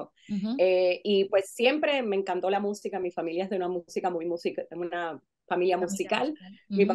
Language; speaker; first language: Spanish; native; Spanish